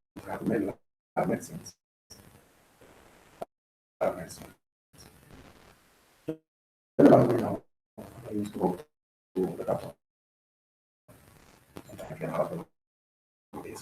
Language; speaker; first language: English; non-native, learner; Spanish